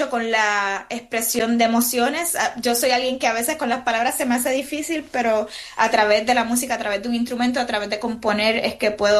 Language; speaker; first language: Spanish; native; Spanish